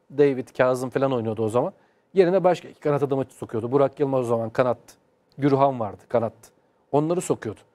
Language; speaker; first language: Turkish; native; Turkish